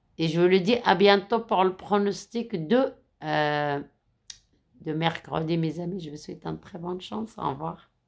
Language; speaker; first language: French; non-native, fluent; Arabic